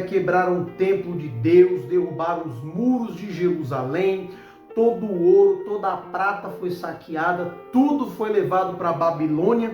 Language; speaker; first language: Portuguese; native; Portuguese